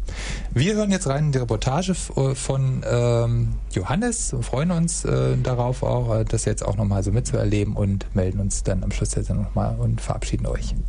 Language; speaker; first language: German; native; German